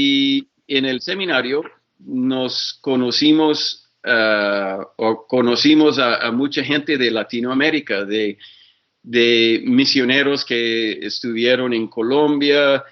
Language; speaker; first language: Spanish; non-native, fluent; English